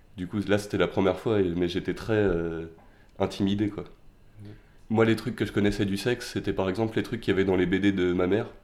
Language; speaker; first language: French; native; French